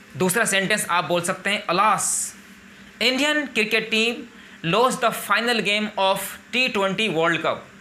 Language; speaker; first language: Urdu; native; Urdu